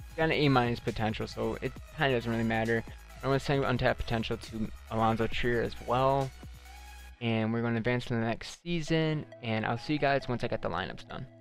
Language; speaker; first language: English; native; English